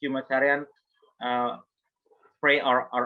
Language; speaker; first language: English; non-native, fluent; Indonesian